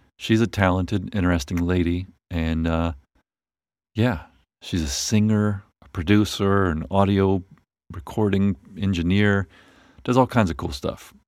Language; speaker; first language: English; native; English